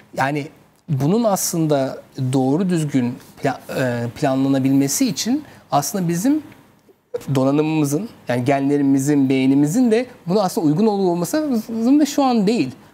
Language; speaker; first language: Turkish; native; Turkish